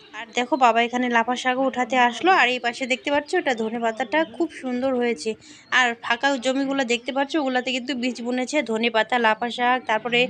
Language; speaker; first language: Bangla; native; Bangla